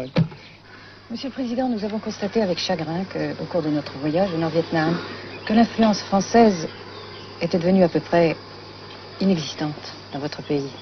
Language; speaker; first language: French; native; French